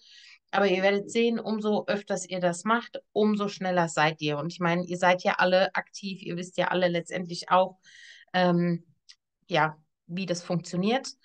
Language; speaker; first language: German; native; German